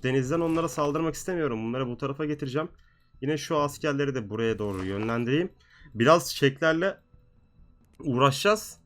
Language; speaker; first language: Turkish; native; Turkish